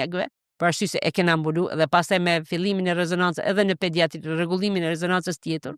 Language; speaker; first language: Albanian; native; Albanian